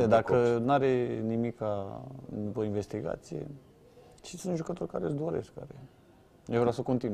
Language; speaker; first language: Romanian; native; Romanian